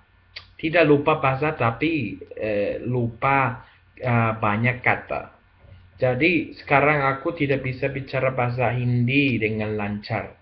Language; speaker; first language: Indonesian; non-native, learner; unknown